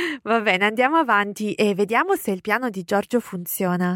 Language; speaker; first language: Italian; native; Italian